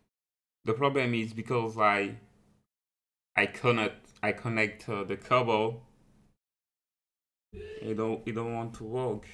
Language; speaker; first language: English; non-native, fluent; French